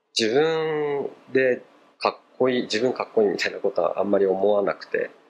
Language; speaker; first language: Japanese; early bilingual, other home language; Portuguese